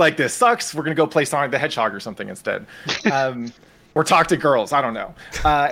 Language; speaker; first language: English; native; English